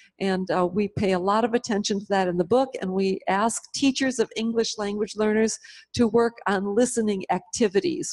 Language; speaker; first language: English; native; English